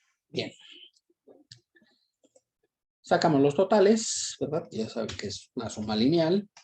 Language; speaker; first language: Spanish; native; Spanish